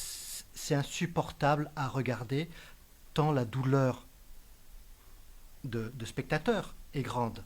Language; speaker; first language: French; native; French